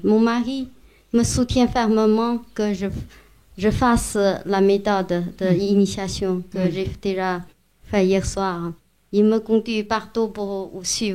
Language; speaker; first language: French; non-native, learner; Chinese